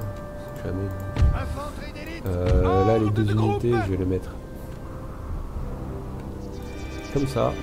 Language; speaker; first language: French; native; French